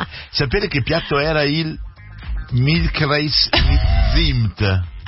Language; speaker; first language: Italian; native; Italian